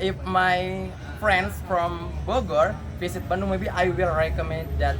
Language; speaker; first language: English; non-native, learner; Indonesian